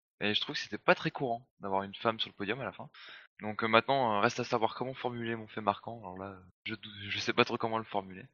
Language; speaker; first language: French; native; French